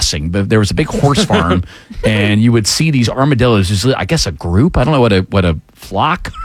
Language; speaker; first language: English; native; English